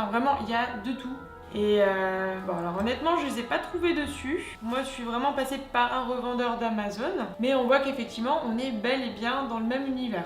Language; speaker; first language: French; native; French